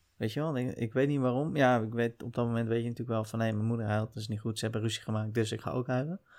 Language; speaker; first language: Dutch; native; Dutch